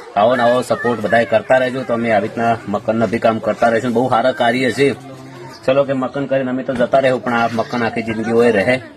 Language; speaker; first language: Gujarati; native; Gujarati